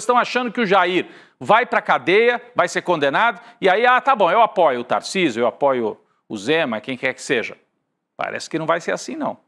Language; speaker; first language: Portuguese; native; Portuguese